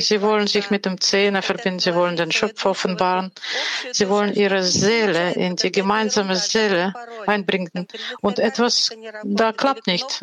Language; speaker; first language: German; non-native, fluent; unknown